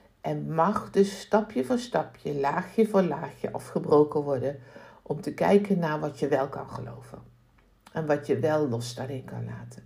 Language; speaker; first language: Dutch; native; Dutch